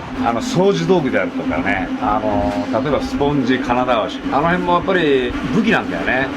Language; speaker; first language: Japanese; native; Japanese